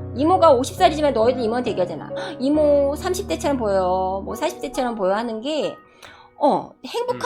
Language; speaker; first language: Korean; native; Korean